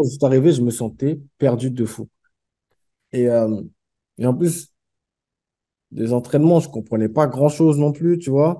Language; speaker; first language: French; native; French